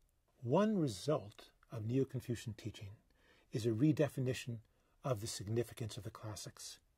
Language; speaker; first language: English; native; English